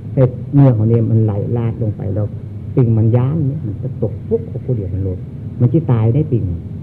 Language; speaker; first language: Thai; native; Thai